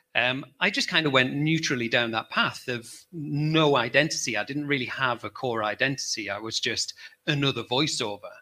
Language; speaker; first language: English; native; English